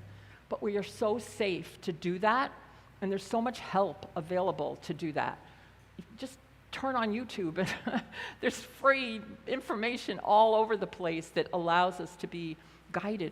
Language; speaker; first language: English; native; English